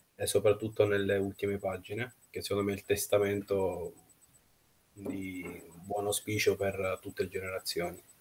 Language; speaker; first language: Italian; non-native, fluent; Russian